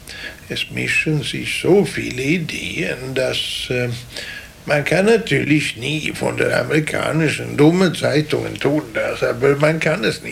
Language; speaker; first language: German; non-native, fluent; Swedish